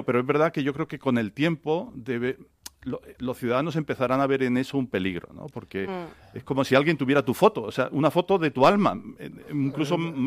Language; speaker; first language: Spanish; native; Spanish